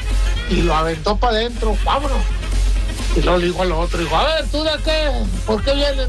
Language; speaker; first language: Spanish; native; Spanish